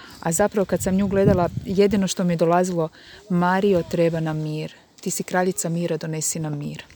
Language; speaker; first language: Croatian; native; Croatian